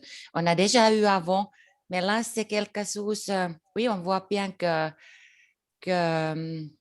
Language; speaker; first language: French; non-native, learner; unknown